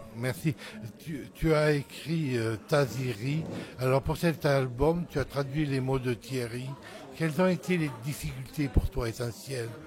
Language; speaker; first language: French; native; French